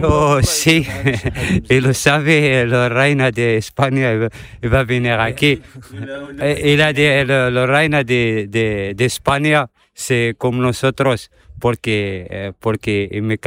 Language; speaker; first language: Spanish; non-native, learner; Arabic